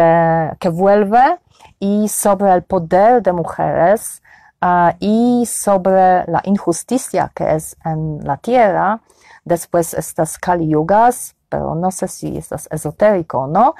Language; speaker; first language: Spanish; non-native, learner; Polish